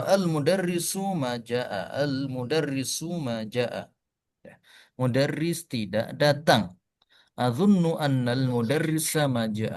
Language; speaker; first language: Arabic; non-native, fluent; Indonesian